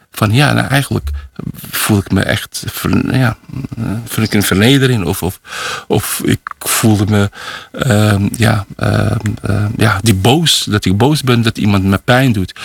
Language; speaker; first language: Dutch; early bilingual, other home language; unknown